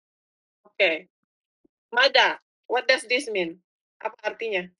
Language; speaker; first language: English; non-native, fluent; Indonesian